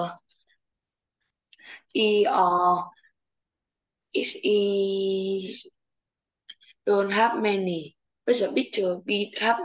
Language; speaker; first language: English; non-native, learner; Vietnamese